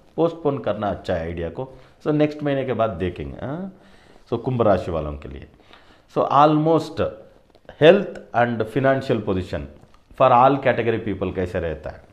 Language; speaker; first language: Hindi; non-native, local second language; Kannada